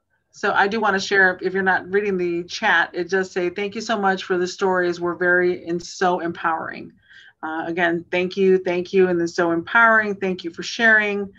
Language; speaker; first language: English; native; English